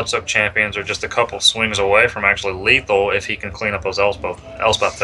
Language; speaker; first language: English; native; English